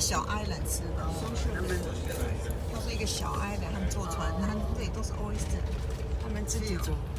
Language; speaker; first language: Chinese; native; Chinese